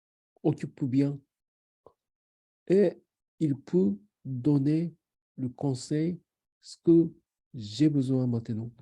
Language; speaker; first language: French; non-native, learner; Japanese